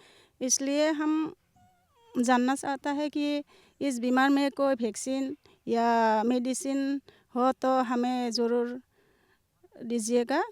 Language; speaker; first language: Hindi; non-native, local second language; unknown